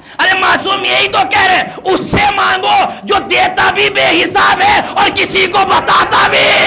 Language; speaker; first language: Urdu; native; Urdu